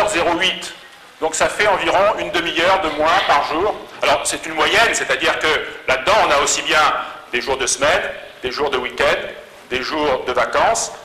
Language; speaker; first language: French; native; French